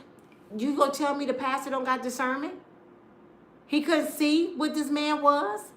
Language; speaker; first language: English; native; English